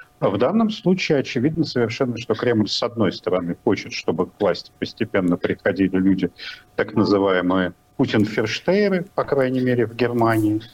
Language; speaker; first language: Russian; native; Russian